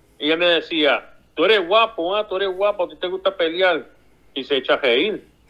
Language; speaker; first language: Spanish; early bilingual, heritage; Spanish